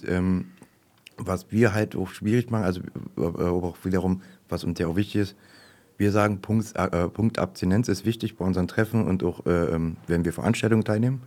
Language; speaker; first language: German; native; German